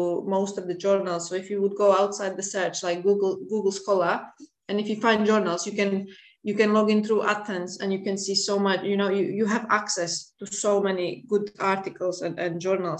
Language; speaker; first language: English; non-native, fluent; Latvian